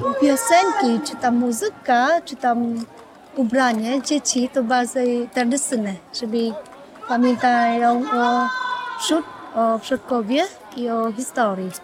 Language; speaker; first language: Polish; non-native, learner; Vietnamese